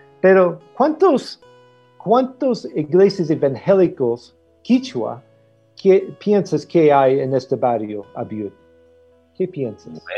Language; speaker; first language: Spanish; non-native, fluent; English